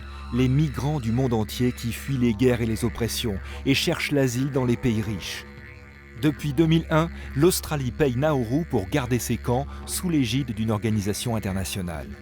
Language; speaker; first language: French; native; French